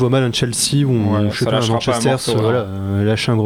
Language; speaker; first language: French; native; French